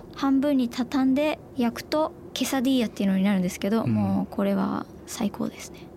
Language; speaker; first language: Japanese; native; Japanese